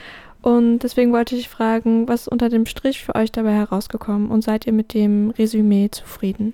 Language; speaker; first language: German; native; German